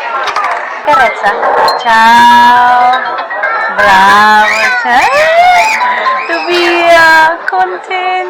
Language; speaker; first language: Italian; non-native, learner; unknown